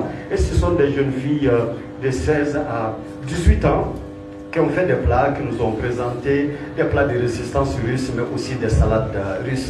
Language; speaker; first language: French; native; French